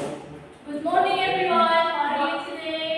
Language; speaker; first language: English; non-native, learner; Indonesian